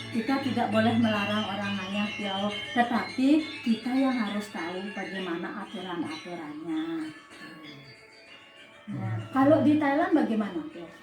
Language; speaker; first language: Indonesian; non-native, local second language; Balinese